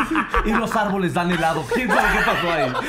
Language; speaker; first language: Spanish; native; Spanish